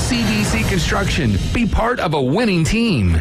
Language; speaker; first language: English; native; English